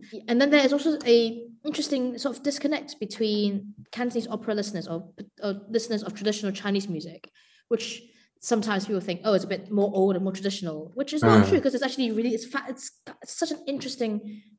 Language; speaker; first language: English; non-native, local second language; Cantonese